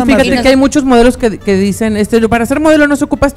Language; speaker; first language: Spanish; native; Spanish